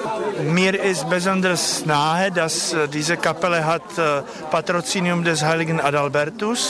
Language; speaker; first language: German; non-native, fluent; Czech